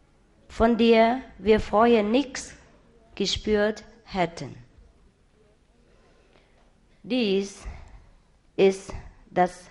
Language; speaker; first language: German; non-native, learner; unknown